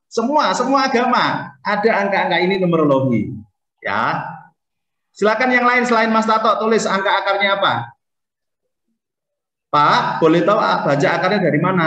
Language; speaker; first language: Indonesian; native; Indonesian